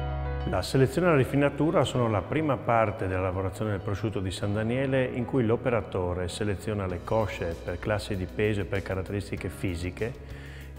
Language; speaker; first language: Italian; native; Italian